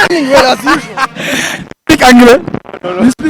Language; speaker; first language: English; non-native, learner; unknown